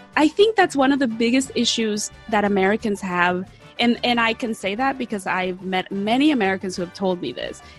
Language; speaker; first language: English; early bilingual, other home language; Spanish